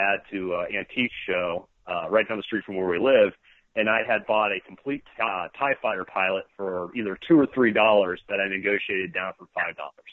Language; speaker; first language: English; native; English